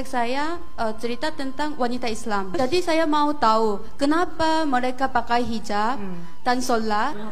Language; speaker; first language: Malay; non-native, fluent; Korean